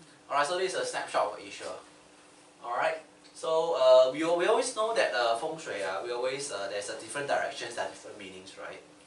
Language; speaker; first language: English; non-native, local second language; Chinese